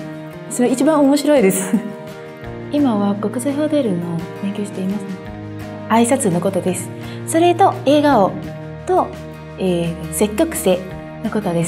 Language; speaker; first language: Japanese; non-native, fluent; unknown